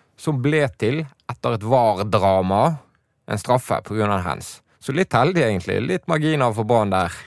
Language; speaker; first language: Norwegian; native; Norwegian